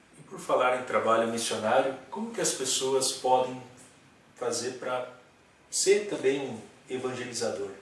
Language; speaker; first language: Portuguese; native; Portuguese